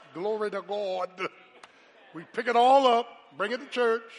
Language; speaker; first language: English; native; English